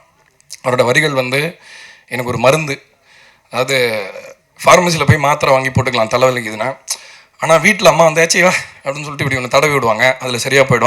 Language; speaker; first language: Tamil; native; Tamil